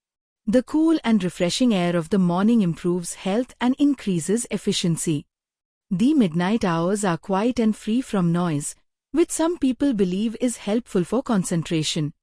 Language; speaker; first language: English; non-native, fluent; Hindi